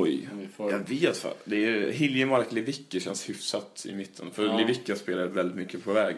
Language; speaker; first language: Swedish; native; Swedish